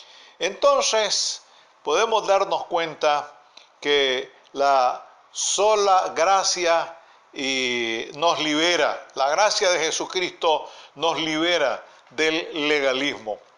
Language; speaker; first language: Spanish; native; Spanish